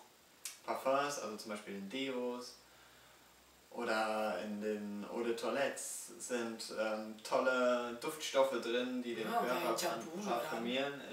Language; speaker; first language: German; native; German